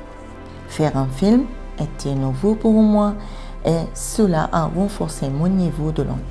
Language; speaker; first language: French; non-native, learner; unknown